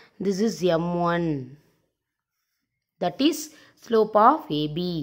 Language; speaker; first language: English; non-native, local second language; Tamil